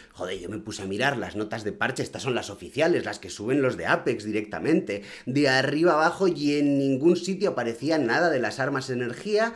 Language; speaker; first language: Spanish; native; Spanish